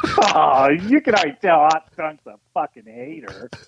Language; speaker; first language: English; native; English